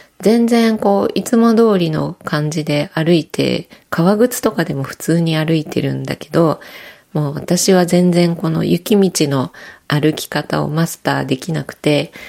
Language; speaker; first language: Japanese; native; Japanese